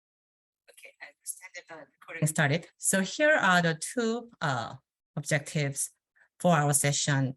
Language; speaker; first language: English; non-native, fluent; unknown